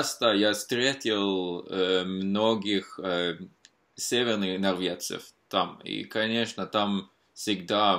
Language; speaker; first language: Russian; non-native, fluent; Norwegian